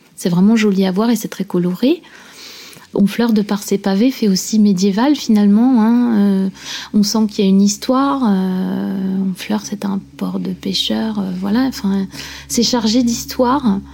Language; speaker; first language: French; native; French